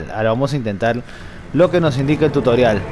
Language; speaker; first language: Spanish; native; Spanish